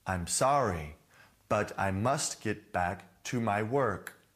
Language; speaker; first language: English; native; English